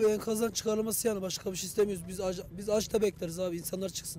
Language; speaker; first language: Turkish; native; Turkish